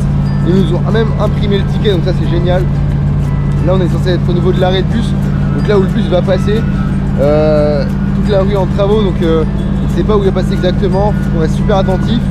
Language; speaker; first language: French; native; French